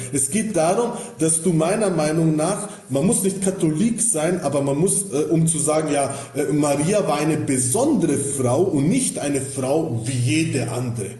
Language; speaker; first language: German; early bilingual, other home language; Bosnian